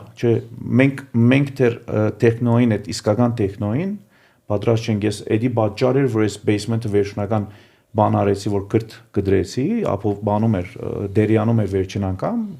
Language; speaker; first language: Armenian; early bilingual, heritage; Armenian